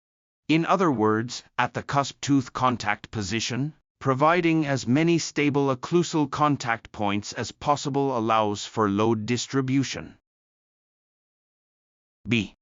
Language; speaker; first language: English; non-native, fluent; Japanese